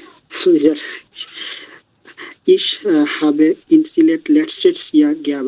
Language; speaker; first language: German; non-native, learner; Bangla